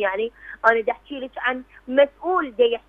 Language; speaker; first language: Arabic; native; Arabic